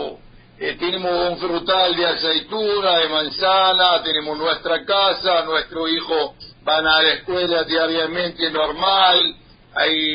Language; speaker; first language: Spanish; non-native, learner; Arabic